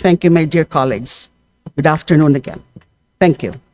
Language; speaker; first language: English; non-native, local second language; Filipino